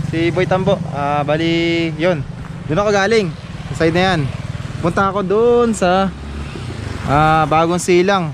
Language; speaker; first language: Filipino; native; Filipino